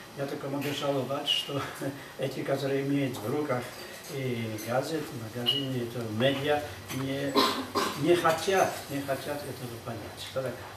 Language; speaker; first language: Russian; non-native, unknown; Polish